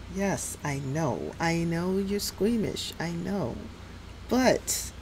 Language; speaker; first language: English; native; English